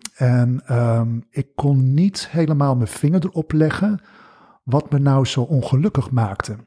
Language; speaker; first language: Dutch; early bilingual, other home language; English